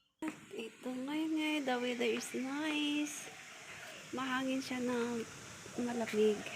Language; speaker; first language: Filipino; native; Filipino